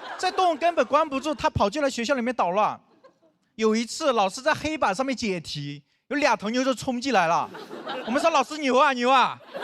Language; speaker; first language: Chinese; non-native, local second language; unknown